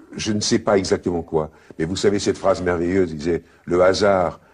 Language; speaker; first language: French; native; French